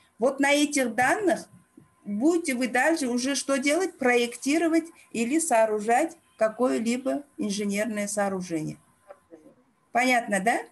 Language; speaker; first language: Russian; non-native, local second language; Uzbek